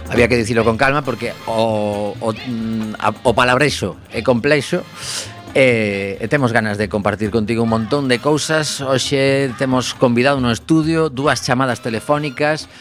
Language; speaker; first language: Galician; native; Galician